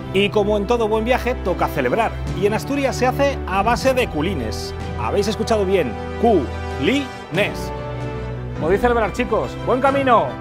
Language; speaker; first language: Spanish; native; Spanish